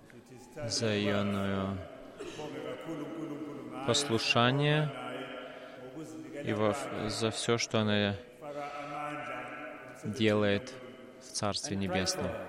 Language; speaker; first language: Russian; non-native, fluent; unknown